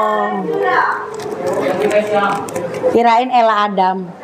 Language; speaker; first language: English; non-native, learner; Indonesian